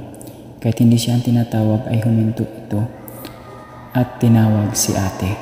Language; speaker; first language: Filipino; native; Filipino